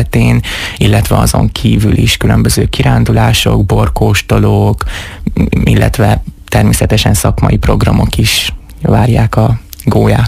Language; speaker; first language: Hungarian; native; Hungarian